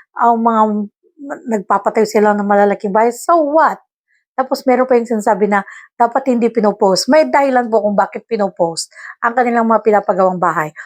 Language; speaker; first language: Filipino; non-native, local second language; Iloko